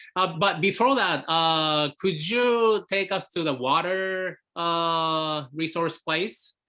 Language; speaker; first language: English; non-native, fluent; Japanese